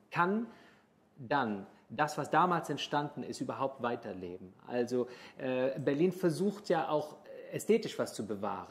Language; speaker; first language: German; native; German